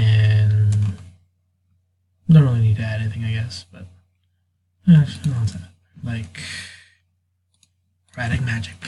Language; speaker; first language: English; native; English